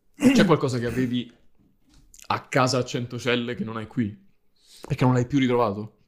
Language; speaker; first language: Italian; native; Italian